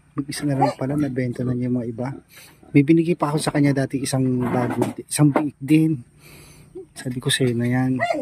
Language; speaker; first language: Filipino; non-native, local second language; Iloko